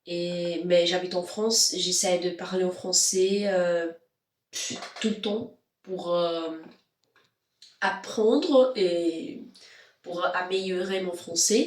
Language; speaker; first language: French; non-native, learner; Spanish